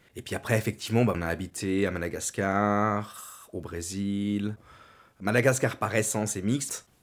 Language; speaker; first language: French; native; French